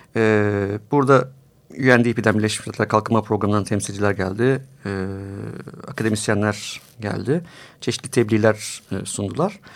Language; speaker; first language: Turkish; native; Turkish